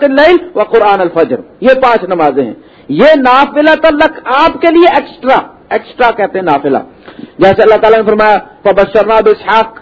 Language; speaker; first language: Urdu; non-native, local second language; Punjabi